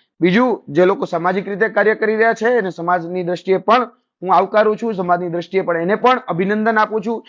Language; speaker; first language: Gujarati; native; Gujarati